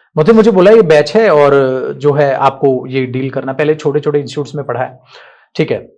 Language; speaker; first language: Hindi; native; Hindi